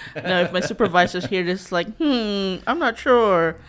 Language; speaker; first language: English; non-native, local second language; Cebuano